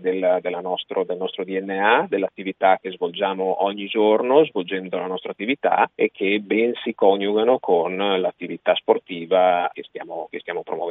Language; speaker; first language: Italian; native; Italian